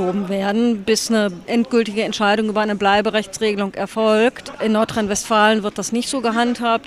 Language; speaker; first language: German; native; German